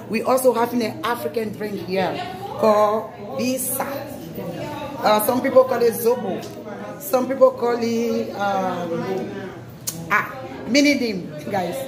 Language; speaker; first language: English; non-native, learner; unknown